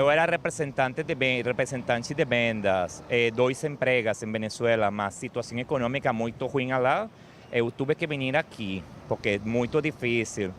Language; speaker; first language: Portuguese; non-native, learner; Spanish